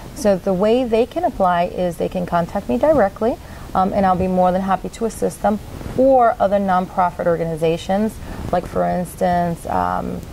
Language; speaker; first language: English; native; English